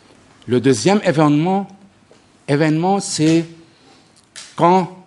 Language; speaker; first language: French; non-native, local second language; Arabic